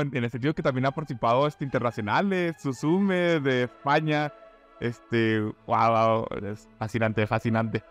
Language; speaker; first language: Spanish; native; Spanish